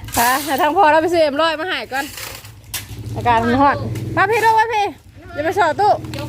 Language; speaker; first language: Thai; native; Thai